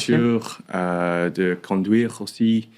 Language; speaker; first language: French; non-native, fluent; English